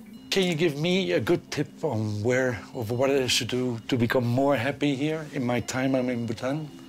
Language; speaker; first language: English; non-native, fluent; Dutch